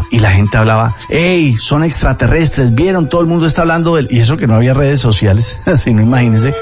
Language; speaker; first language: Spanish; native; Spanish